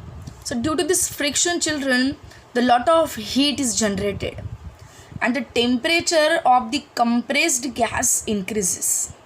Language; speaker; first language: English; non-native, local second language; Hindi